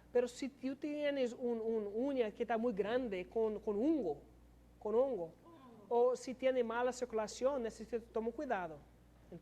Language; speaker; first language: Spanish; non-native, learner; English